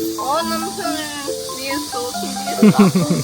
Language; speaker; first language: Korean; non-native, learner; Russian